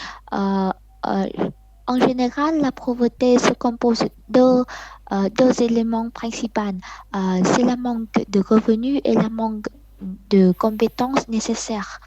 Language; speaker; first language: French; non-native, learner; Vietnamese